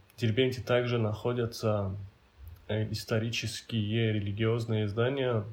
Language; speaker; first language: Russian; non-native, local second language; Avaric